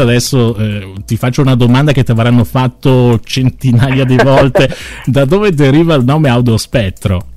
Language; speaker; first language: Italian; native; Italian